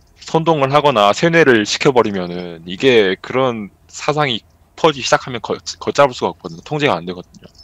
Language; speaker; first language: Korean; early bilingual, heritage; Korean